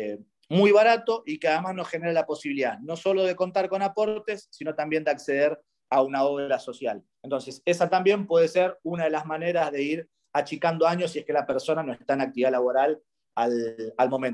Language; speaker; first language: Spanish; native; Spanish